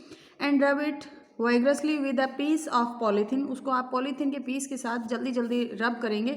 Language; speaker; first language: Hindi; native; Hindi